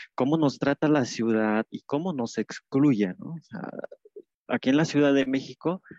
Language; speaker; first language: Spanish; non-native, local second language; Tzeltal